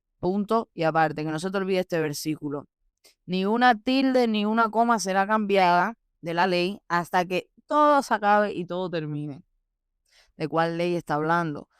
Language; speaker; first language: Spanish; early bilingual, heritage; Spanish